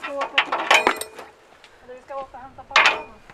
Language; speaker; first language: Swedish; native; Swedish